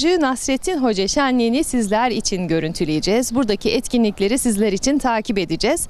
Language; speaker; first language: Turkish; native; Turkish